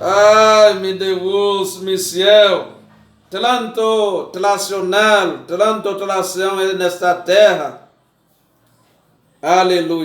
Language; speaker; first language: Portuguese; non-native, learner; Haitian Creole